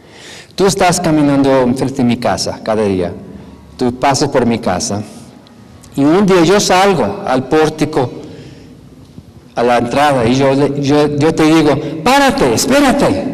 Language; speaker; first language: Spanish; non-native, fluent; English